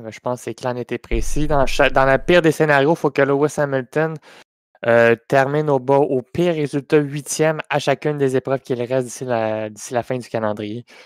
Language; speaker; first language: French; native; French